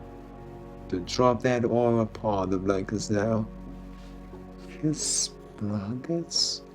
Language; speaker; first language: English; non-native, fluent; Japanese